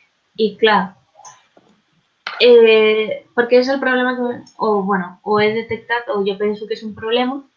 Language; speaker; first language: Catalan; non-native, local second language; Spanish